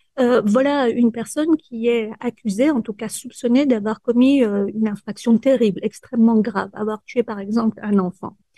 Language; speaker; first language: French; early bilingual, other home language; Persian